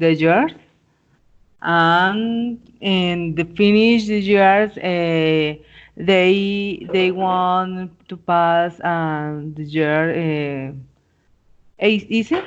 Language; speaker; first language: English; non-native, learner; Spanish